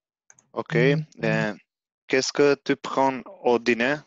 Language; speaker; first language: French; non-native, learner; Albanian